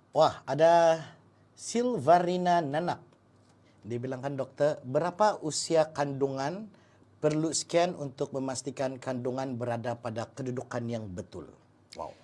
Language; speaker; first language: Malay; native; Malay